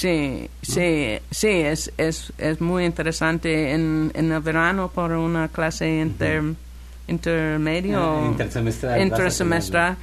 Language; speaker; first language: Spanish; non-native, learner; English